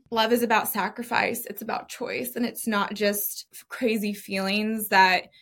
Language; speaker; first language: English; native; English